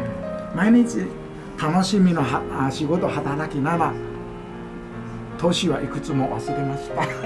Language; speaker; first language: Japanese; non-native, learner; Chinese